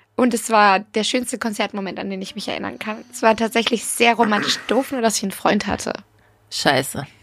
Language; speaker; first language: German; non-native, fluent; English